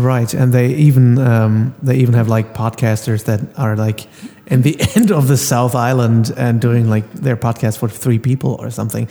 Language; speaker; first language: English; non-native, fluent; German